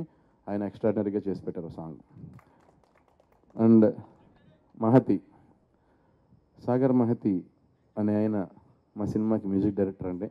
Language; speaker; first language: Telugu; native; Telugu